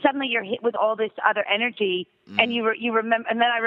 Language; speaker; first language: English; native; English